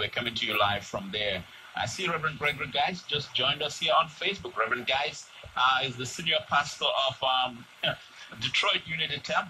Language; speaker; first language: English; native; English